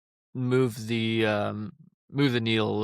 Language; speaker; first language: English; native; English